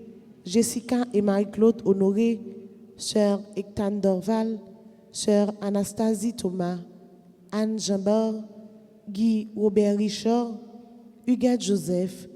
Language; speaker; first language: French; non-native, local second language; Haitian Creole